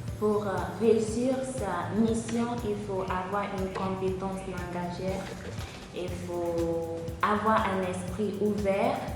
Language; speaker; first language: French; non-native, fluent; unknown